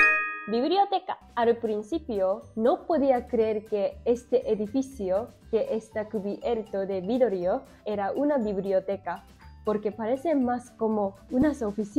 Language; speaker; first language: Spanish; non-native, fluent; Japanese